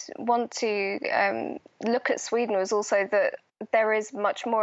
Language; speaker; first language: English; native; English